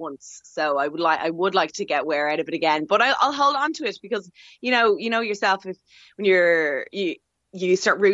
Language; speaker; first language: English; native; English